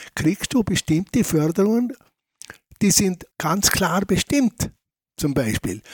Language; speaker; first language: German; native; German